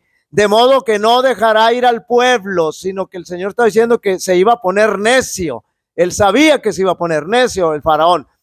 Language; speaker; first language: Spanish; native; Spanish